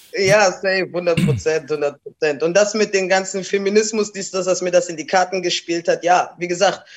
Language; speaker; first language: German; early bilingual, other home language; Portuguese